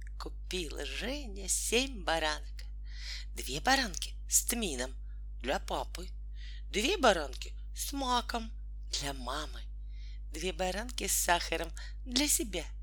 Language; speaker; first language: Russian; native; Russian